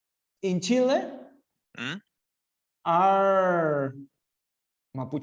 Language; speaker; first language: English; non-native, learner; Spanish